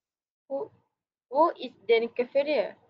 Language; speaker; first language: German; non-native, learner; Malay